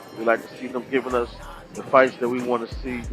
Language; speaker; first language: English; native; English